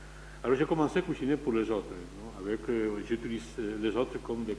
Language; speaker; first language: French; non-native, fluent; Spanish